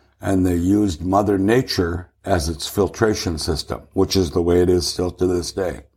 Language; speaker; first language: English; native; English